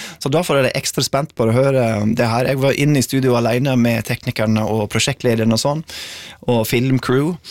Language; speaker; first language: Norwegian; non-native, fluent; English